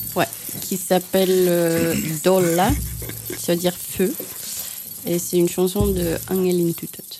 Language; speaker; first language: French; non-native, fluent; Finnish